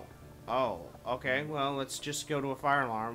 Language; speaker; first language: English; native; English